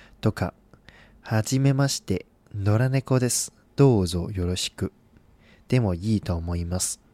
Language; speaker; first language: Japanese; non-native, fluent; Cantonese